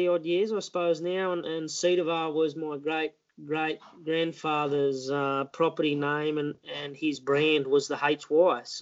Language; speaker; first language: English; native; English